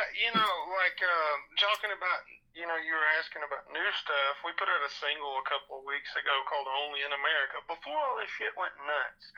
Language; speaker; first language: English; native; English